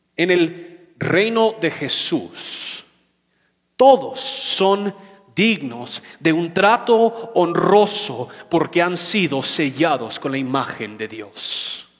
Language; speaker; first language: Spanish; non-native, fluent; English